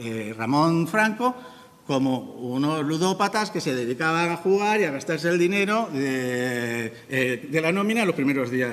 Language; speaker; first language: Spanish; native; Spanish